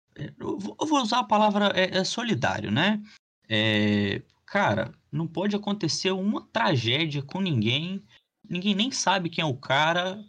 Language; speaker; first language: Portuguese; native; Portuguese